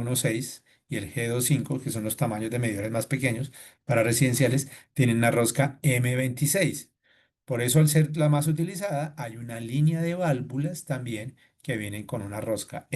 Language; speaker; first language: Spanish; native; Spanish